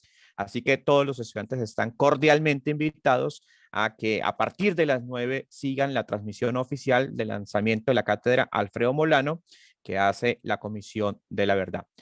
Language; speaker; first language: Spanish; native; Spanish